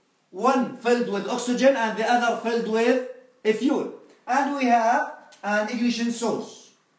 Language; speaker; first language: English; non-native, fluent; Arabic